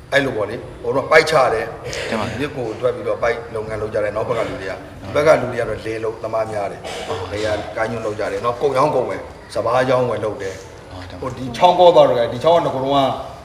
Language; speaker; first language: Burmese; native; Burmese